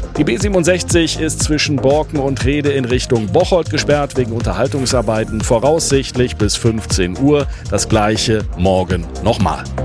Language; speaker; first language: German; native; German